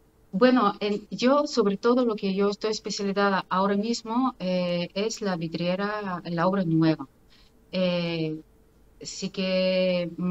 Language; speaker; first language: Spanish; non-native, fluent; Bulgarian